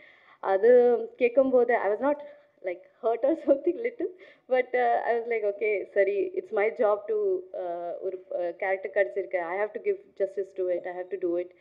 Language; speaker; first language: Tamil; non-native, fluent; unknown